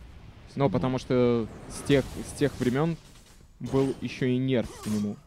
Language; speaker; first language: Russian; native; Russian